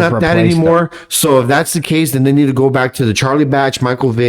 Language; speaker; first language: English; native; English